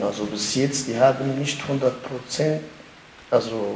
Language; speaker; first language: German; non-native, learner; Kurdish